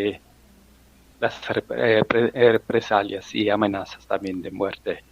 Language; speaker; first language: Spanish; non-native, fluent; German